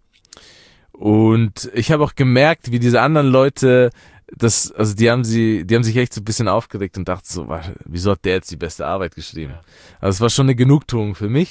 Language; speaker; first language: German; early bilingual, other home language; Persian